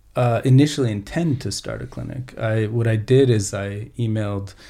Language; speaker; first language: English; native; English